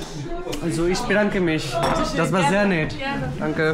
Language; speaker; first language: German; non-native, learner; Bangla